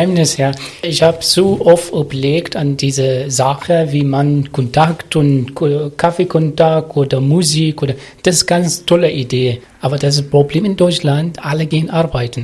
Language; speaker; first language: German; non-native, learner; Arabic